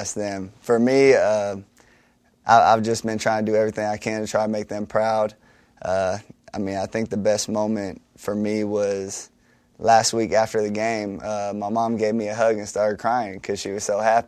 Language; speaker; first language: English; native; English